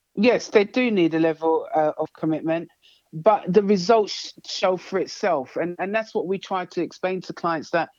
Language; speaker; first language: English; native; English